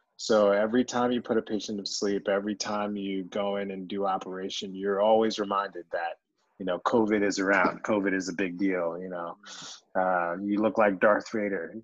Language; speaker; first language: English; early bilingual, other home language; Yoruba